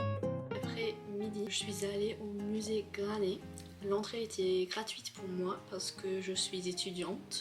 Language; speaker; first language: French; non-native, fluent; English